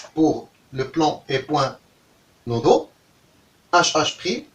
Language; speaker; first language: French; non-native, local second language; Arabic